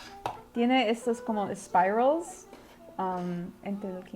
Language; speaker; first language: Spanish; early bilingual, heritage; Spanish